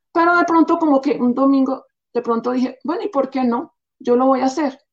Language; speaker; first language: Spanish; native; Spanish